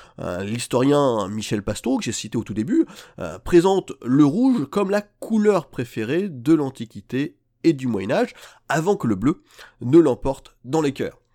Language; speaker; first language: French; native; French